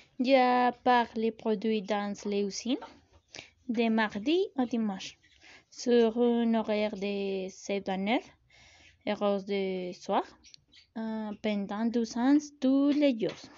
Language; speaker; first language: French; non-native, learner; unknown